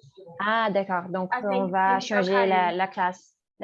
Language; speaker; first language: French; non-native, fluent; Portuguese